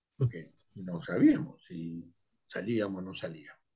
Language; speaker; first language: Spanish; native; Spanish